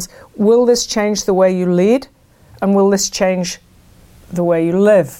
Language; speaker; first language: English; native; English